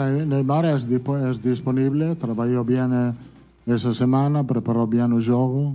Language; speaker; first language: Portuguese; non-native, fluent; Italian